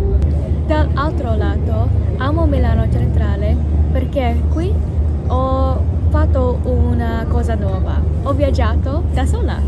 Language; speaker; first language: Italian; non-native, learner; English